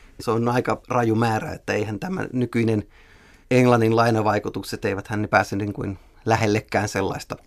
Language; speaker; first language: Finnish; native; Finnish